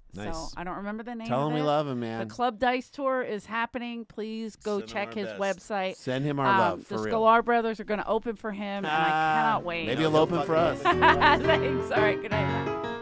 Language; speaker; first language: English; native; English